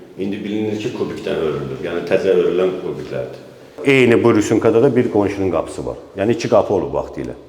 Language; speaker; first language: Azerbaijani; native; Azerbaijani